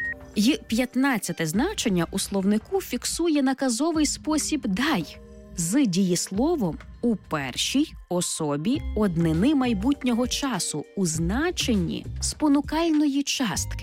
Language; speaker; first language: Ukrainian; native; Ukrainian